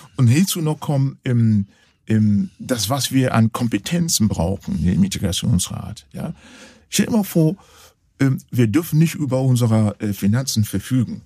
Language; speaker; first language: German; non-native, fluent; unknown